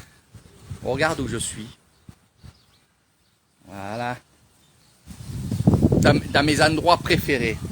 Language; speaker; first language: French; native; French